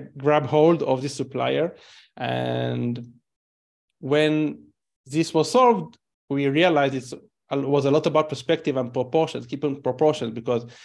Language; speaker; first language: English; non-native, fluent; Hebrew